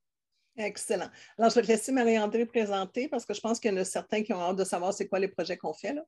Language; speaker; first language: French; native; French